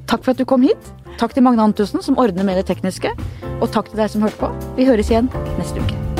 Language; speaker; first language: Norwegian; native; Norwegian